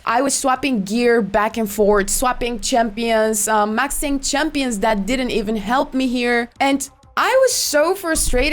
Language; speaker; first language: English; non-native, fluent; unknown